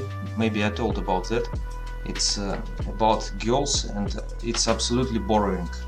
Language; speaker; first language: English; non-native, learner; Russian